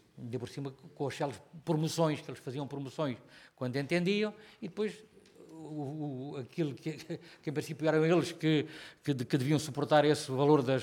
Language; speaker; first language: Portuguese; native; Portuguese